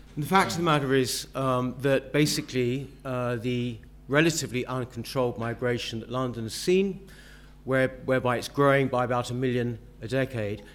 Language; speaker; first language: English; native; English